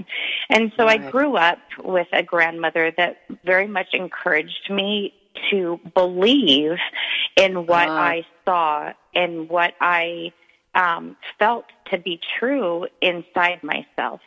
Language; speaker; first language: English; native; English